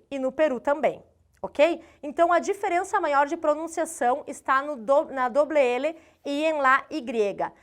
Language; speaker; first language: Portuguese; native; Portuguese